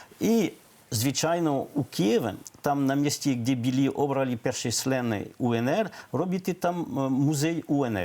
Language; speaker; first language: Ukrainian; non-native, learner; French